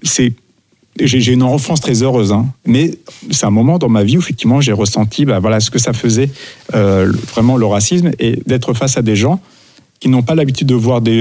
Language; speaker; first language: French; native; French